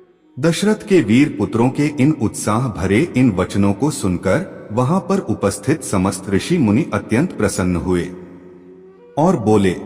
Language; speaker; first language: Hindi; native; Hindi